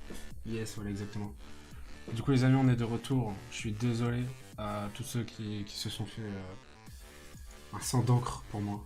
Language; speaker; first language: French; native; French